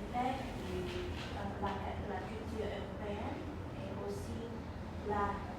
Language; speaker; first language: French; non-native, learner; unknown